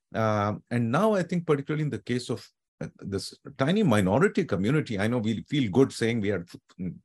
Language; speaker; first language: English; non-native, local second language; Telugu